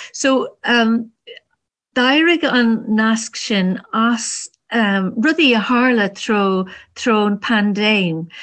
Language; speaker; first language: Irish; non-native, learner; English